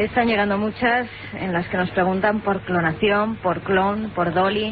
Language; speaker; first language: Spanish; native; Spanish